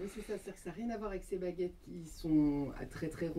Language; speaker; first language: French; native; French